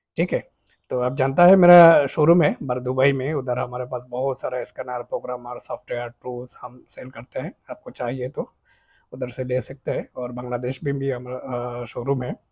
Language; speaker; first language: Hindi; non-native, fluent; Bangla